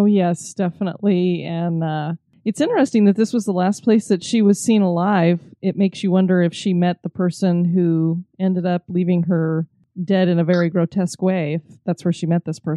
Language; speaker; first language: English; native; English